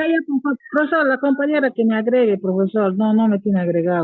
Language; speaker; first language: Spanish; native; Spanish